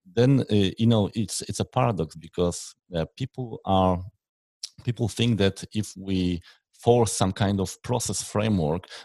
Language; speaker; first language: English; non-native, fluent; Polish